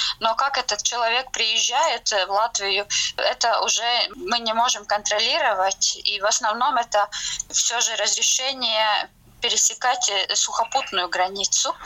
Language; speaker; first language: Russian; non-native, local second language; Latvian